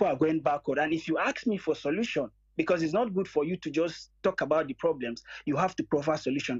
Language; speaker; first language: English; non-native, local second language; Hausa